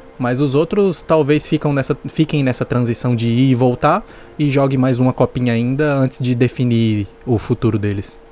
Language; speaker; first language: Portuguese; native; Portuguese